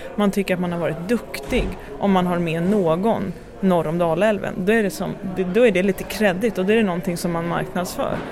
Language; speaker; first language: Swedish; native; Swedish